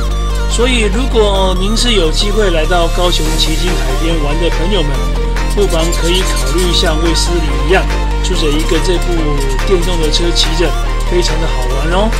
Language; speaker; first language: Chinese; native; Chinese